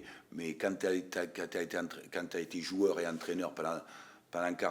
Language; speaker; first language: French; native; French